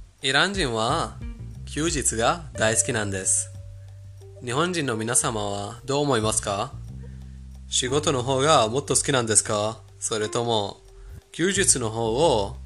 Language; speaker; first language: Japanese; non-native, fluent; Persian